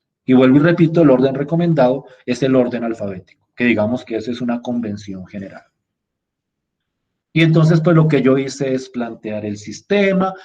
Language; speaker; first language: Spanish; native; Spanish